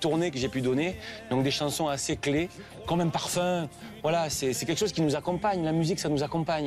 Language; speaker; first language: French; native; French